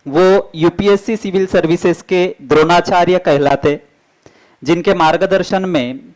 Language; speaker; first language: Hindi; non-native, local second language; Marathi